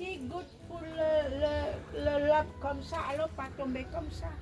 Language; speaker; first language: French; non-native, learner; Indonesian